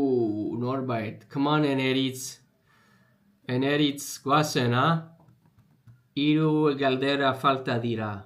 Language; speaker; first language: Basque; non-native, learner; English